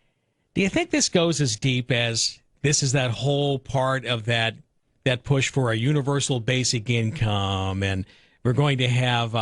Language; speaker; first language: English; native; English